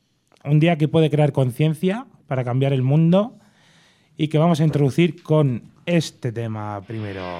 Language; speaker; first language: Spanish; native; Spanish